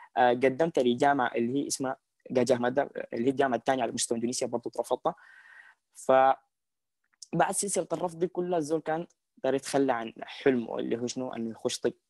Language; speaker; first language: Arabic; native; Arabic